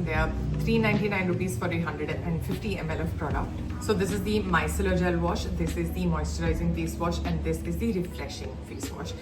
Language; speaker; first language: English; native; English